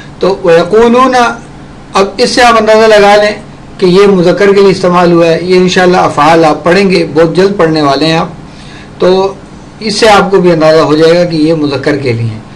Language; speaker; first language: Urdu; native; Urdu